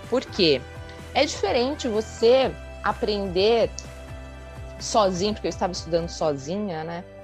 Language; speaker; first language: Portuguese; native; Portuguese